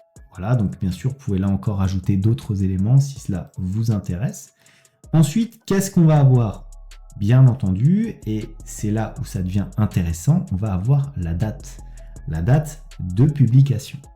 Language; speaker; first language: French; native; French